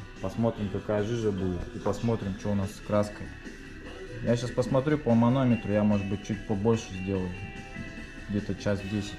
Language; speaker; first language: Russian; native; Russian